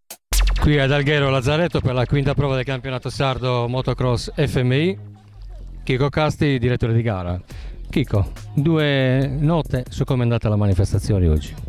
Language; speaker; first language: Italian; native; Italian